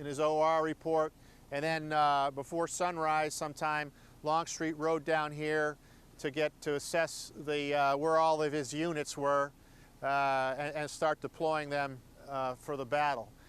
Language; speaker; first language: English; native; English